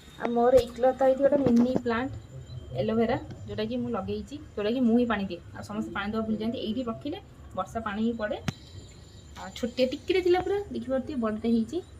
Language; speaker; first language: Odia; native; Odia